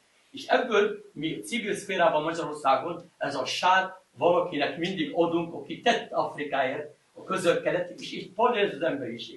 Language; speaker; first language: Hungarian; non-native, learner; Arabic